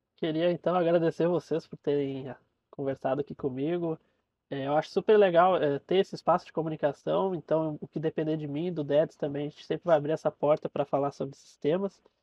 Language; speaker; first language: Portuguese; native; Portuguese